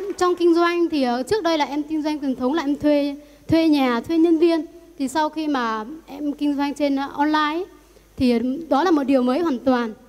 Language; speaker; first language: Vietnamese; non-native, local second language; Iu Mien